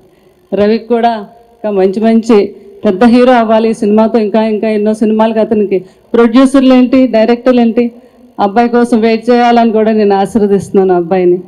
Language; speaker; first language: Telugu; native; Telugu